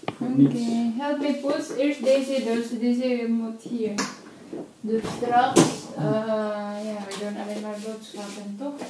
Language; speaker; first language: Dutch; non-native, learner; Cebuano